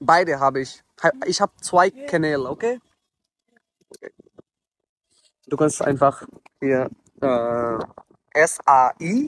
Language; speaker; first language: German; non-native, learner; Bangla